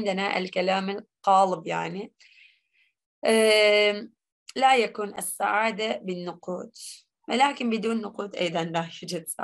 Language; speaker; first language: Arabic; non-native, learner; Turkish